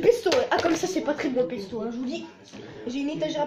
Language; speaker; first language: French; native; French